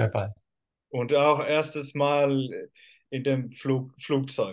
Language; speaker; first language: German; non-native, fluent; Finnish